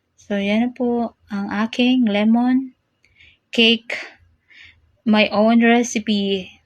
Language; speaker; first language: Filipino; non-native, local second language; Cebuano